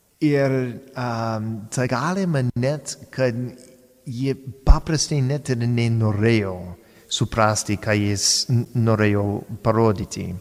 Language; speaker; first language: Lithuanian; non-native, fluent; English